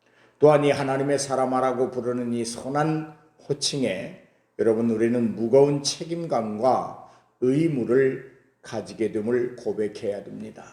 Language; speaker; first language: Korean; native; Korean